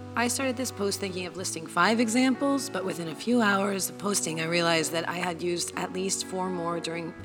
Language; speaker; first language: English; native; English